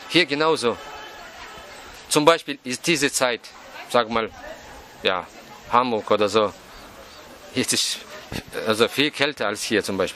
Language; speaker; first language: German; non-native, fluent; Russian